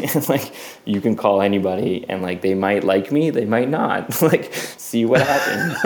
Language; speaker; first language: English; native; English